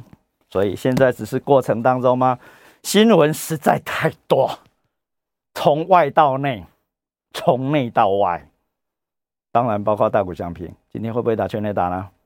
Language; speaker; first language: Chinese; native; Chinese